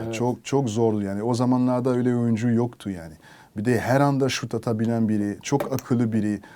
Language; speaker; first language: Turkish; non-native, fluent; French